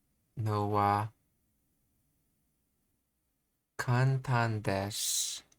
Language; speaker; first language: Japanese; non-native, learner; English